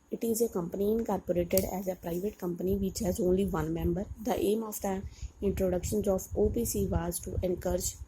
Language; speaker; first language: English; non-native, local second language; Punjabi